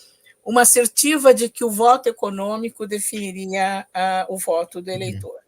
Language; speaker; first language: Portuguese; native; Portuguese